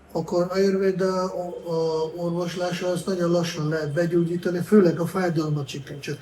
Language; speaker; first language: Hungarian; non-native, fluent; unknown